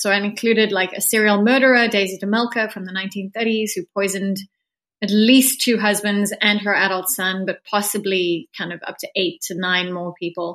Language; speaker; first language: English; native; English